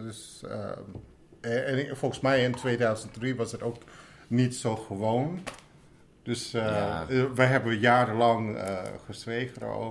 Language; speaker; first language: Dutch; non-native, fluent; English